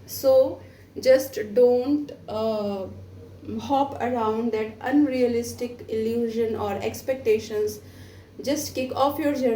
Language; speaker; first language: English; non-native, local second language; Hindi